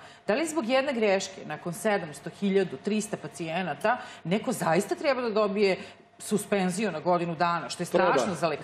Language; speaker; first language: Serbian; native; Serbian